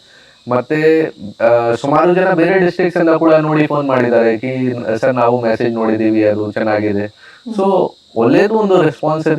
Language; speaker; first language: Kannada; non-native, local second language; Hindi